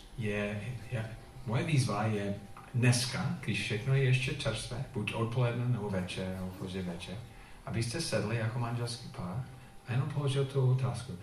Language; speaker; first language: Czech; non-native, fluent; English